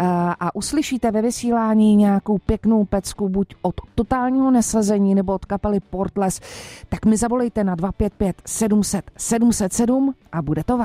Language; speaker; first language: Czech; native; Czech